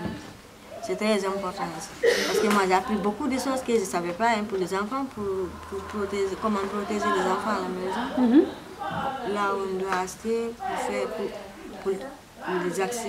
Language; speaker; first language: French; non-native, learner; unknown